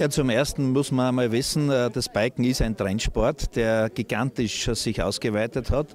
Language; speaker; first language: German; native; German